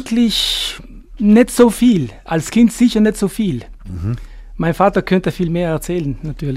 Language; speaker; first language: German; non-native, fluent; Albanian